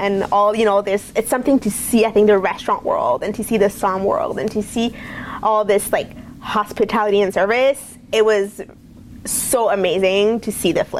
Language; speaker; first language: English; native; English